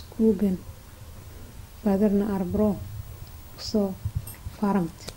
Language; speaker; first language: Swedish; non-native, learner; Somali